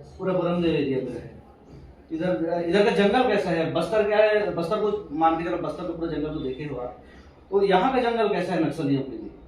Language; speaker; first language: Hindi; native; Hindi